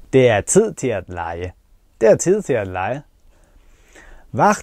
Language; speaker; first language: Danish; non-native, fluent; Persian